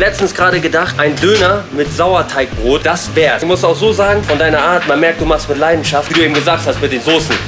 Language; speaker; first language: German; native; German